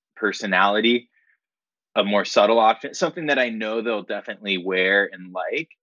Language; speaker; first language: English; native; English